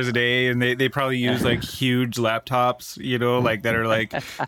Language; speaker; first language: English; native; English